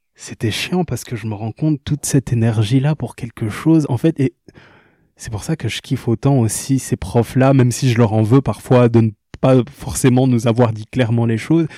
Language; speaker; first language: French; non-native, local second language; Lingala